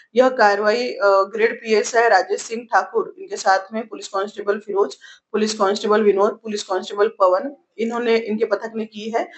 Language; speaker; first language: Hindi; non-native, local second language; Marathi